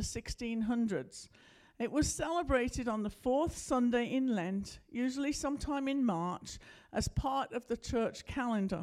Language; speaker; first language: English; native; English